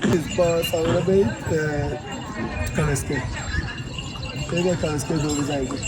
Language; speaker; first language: Persian; native; Persian